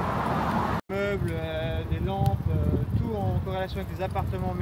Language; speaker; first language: French; native; French